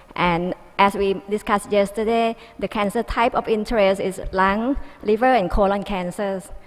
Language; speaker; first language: English; non-native, fluent; Thai